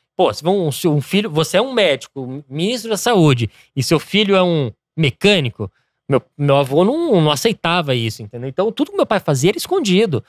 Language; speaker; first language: Portuguese; early bilingual, other home language; English